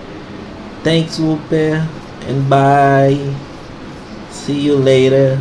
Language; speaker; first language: English; non-native, fluent; Portuguese